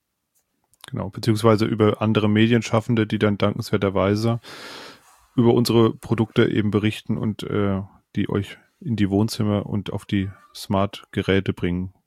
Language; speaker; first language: German; native; German